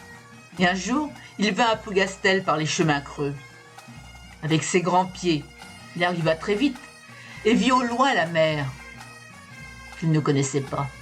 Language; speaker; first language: French; native; French